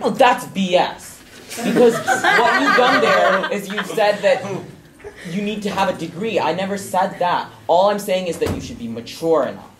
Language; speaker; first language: English; native; English